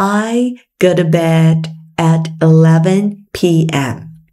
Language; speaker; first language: English; non-native, fluent; Vietnamese